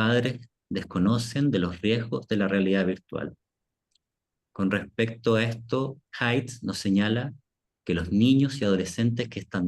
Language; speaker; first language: Spanish; native; Spanish